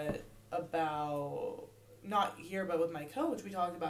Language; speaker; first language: English; native; English